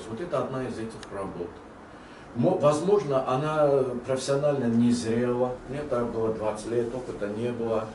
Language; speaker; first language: Russian; non-native, local second language; Azerbaijani